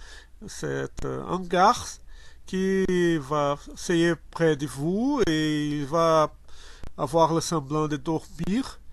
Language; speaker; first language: French; non-native, learner; Portuguese